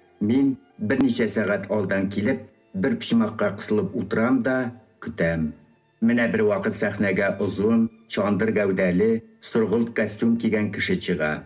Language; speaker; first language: Tatar; early bilingual, heritage; Tatar